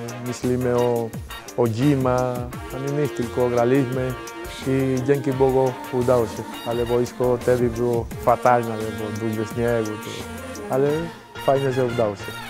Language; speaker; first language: Polish; non-native, learner; Spanish